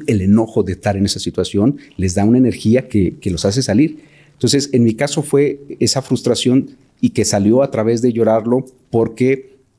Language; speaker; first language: Spanish; native; Spanish